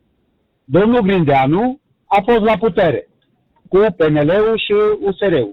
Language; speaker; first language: Romanian; native; Romanian